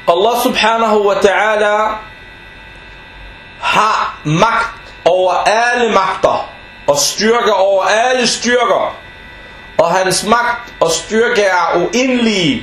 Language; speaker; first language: Danish; non-native, fluent; Arabic